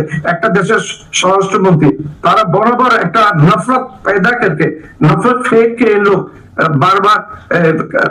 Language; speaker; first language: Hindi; non-native, learner; Bangla